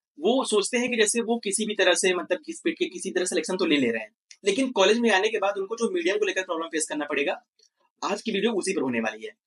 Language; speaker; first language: Hindi; native; Hindi